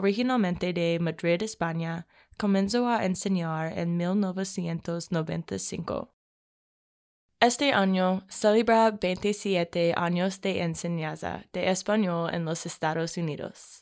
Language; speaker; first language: Spanish; non-native, learner; English